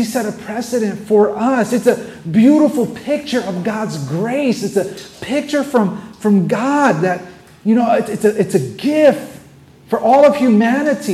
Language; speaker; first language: English; native; English